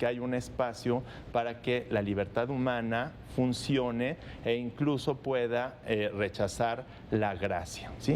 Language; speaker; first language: Spanish; native; Spanish